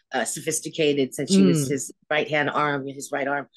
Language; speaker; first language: English; native; English